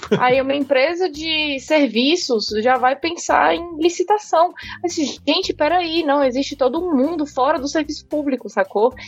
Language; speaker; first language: Portuguese; native; Portuguese